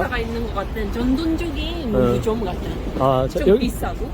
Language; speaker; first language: Korean; non-native, fluent; Japanese